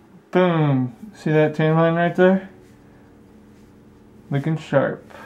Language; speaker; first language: English; native; English